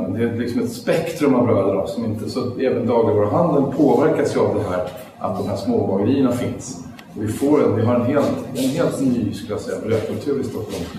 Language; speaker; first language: Swedish; native; Swedish